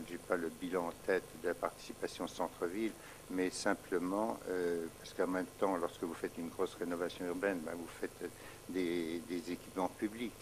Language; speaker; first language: French; native; French